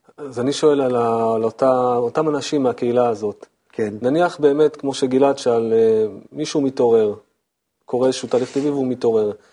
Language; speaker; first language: Hebrew; native; Hebrew